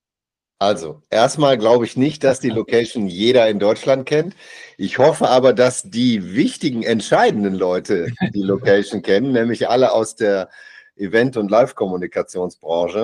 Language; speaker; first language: German; native; German